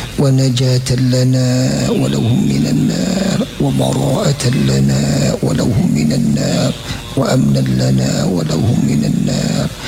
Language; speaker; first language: Arabic; non-native, fluent; Javanese